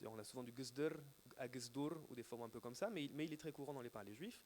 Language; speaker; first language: French; native; French